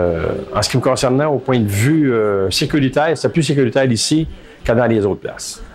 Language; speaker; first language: French; native; French